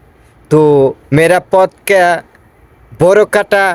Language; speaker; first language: Hindi; non-native, learner; Bangla